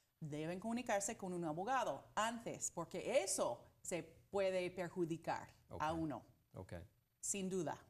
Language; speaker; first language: Spanish; non-native, fluent; English